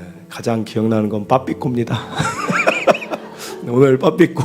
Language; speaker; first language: Korean; native; Korean